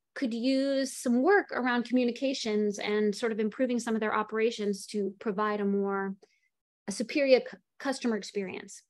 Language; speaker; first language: English; native; English